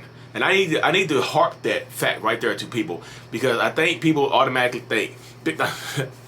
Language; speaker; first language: English; native; English